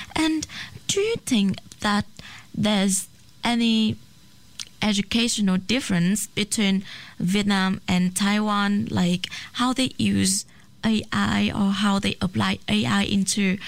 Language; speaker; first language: English; non-native, fluent; Chinese